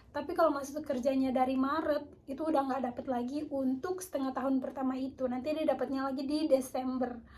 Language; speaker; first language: Indonesian; native; Indonesian